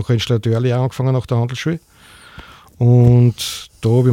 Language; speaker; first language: German; native; German